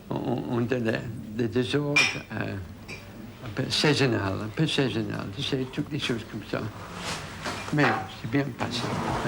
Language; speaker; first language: French; non-native, fluent; English